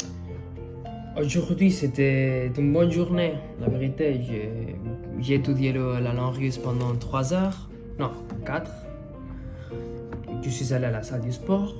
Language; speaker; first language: French; non-native, learner; Spanish